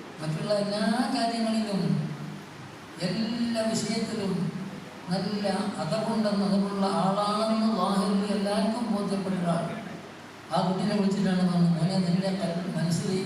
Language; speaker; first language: Malayalam; native; Malayalam